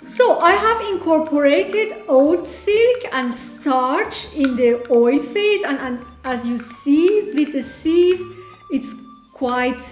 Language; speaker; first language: English; non-native, fluent; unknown